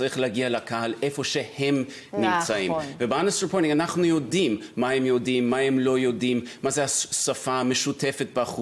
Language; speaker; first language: Hebrew; non-native, fluent; English